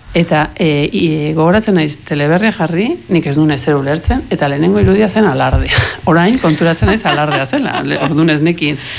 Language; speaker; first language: Basque; early bilingual, heritage; Spanish